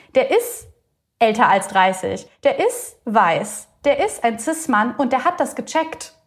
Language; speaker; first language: German; early bilingual, other home language; Bulgarian